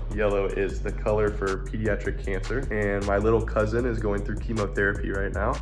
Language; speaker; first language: English; native; English